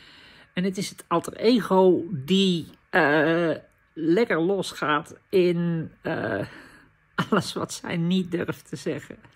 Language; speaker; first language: Dutch; native; Dutch